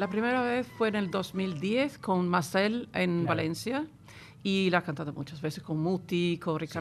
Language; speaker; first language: Spanish; non-native, fluent; Italian